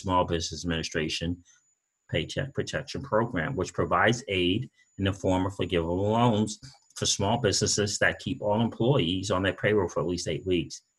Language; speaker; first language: English; native; English